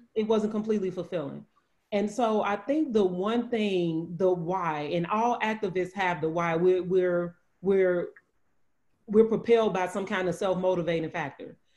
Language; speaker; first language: English; native; English